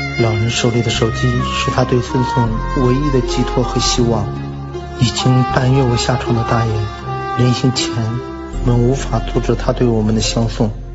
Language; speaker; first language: Chinese; native; Chinese